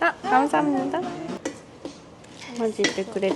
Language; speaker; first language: Korean; non-native, learner; Japanese